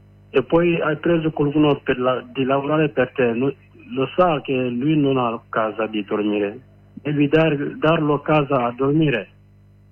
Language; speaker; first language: Italian; non-native, learner; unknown